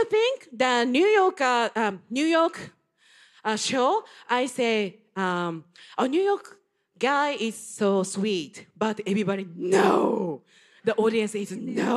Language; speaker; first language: English; non-native, learner; Japanese